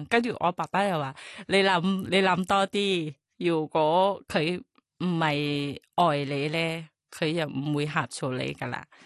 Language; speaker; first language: Cantonese; non-native, learner; Thai